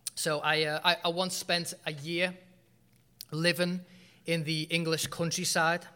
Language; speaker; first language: English; native; English